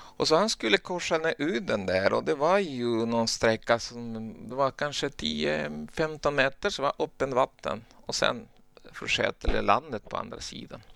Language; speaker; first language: Swedish; non-native, fluent; Spanish